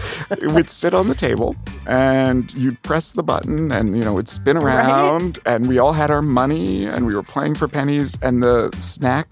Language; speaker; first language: English; native; English